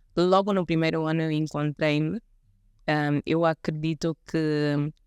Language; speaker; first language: Portuguese; native; Portuguese